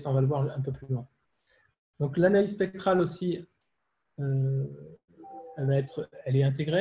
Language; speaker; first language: French; native; French